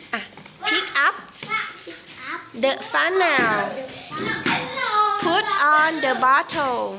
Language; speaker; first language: English; non-native, fluent; Thai